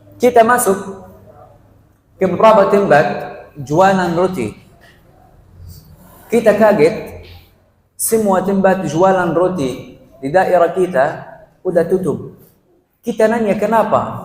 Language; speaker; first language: Indonesian; non-native, fluent; Arabic